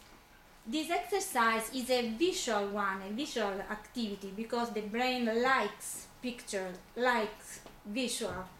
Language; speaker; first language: English; non-native, fluent; Italian